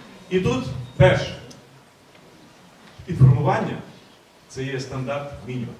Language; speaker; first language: Ukrainian; native; Ukrainian